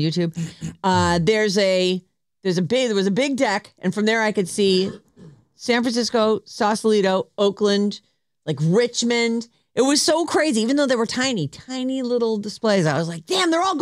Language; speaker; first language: English; native; English